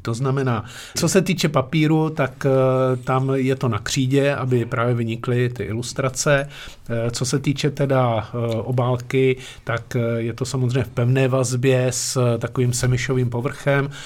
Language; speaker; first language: Czech; native; Czech